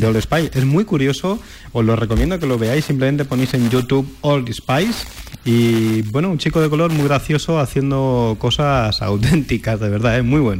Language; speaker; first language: Spanish; native; Spanish